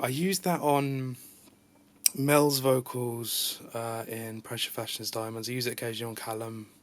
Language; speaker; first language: English; native; English